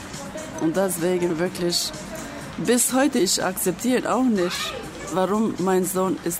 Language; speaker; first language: German; non-native, learner; Albanian